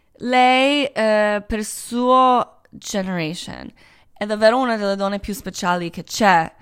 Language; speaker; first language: Italian; non-native, fluent; Croatian